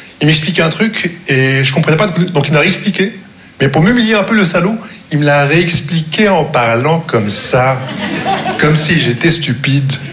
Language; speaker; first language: French; non-native, local second language; Arabic